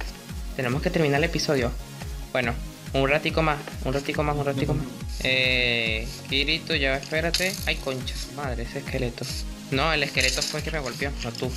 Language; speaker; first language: Spanish; native; Spanish